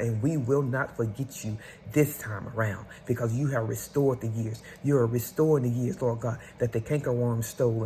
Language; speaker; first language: English; native; English